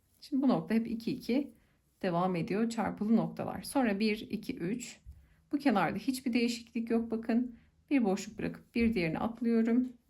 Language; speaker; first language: Turkish; native; Turkish